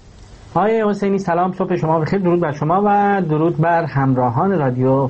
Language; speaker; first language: Persian; native; Persian